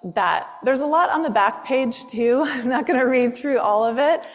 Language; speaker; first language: English; native; English